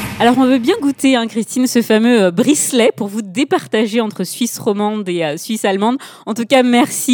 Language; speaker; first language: French; native; French